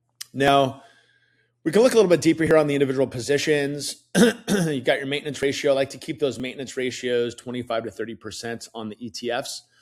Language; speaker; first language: English; native; English